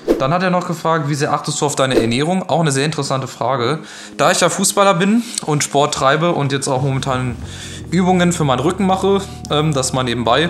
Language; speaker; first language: German; native; German